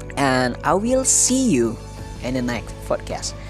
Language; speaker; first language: English; non-native, learner; Indonesian